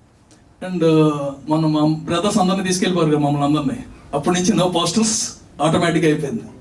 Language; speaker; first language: Telugu; native; Telugu